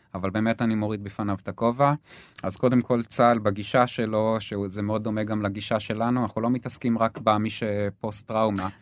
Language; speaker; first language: Hebrew; native; Hebrew